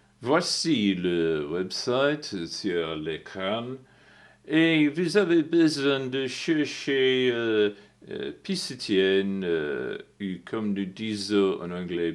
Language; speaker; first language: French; non-native, learner; English